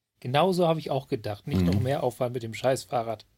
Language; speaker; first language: German; native; German